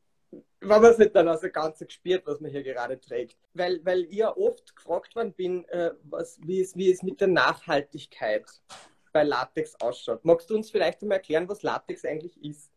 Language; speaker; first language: German; native; German